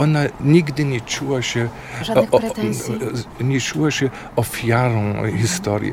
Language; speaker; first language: Polish; non-native, fluent; German